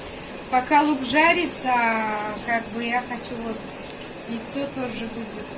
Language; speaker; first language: Russian; non-native, local second language; Tajik